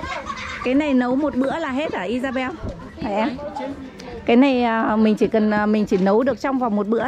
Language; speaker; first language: Vietnamese; native; Vietnamese